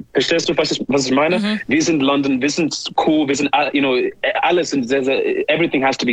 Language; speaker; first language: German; non-native, learner; English